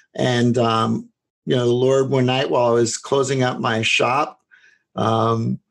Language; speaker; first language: English; native; English